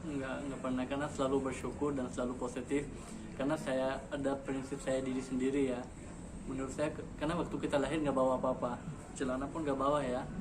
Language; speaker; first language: Indonesian; non-native, fluent; Urdu